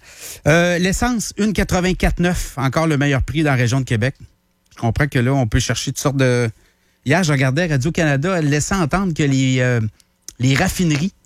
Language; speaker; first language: French; native; French